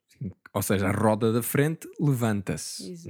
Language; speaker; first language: Portuguese; native; Portuguese